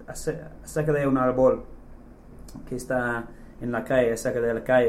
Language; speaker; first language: Spanish; non-native, fluent; English